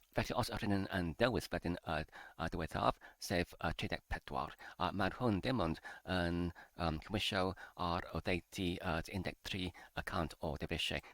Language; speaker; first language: Welsh; non-native, learner; English